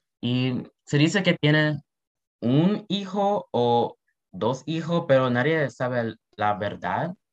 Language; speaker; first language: Spanish; non-native, learner; English